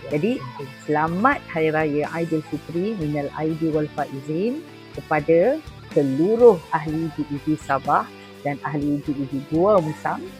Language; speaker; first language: Malay; native; Malay